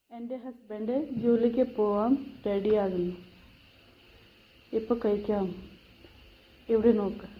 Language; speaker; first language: Malayalam; non-native, learner; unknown